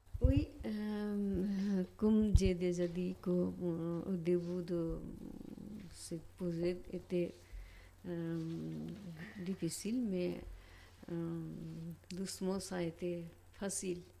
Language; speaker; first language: French; non-native, learner; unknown